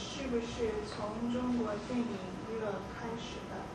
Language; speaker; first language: Chinese; non-native, learner; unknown